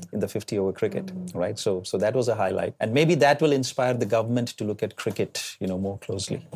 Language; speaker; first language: English; non-native, local second language; Malayalam